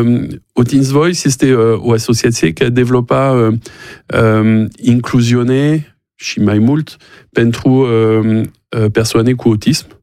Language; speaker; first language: Romanian; non-native, learner; French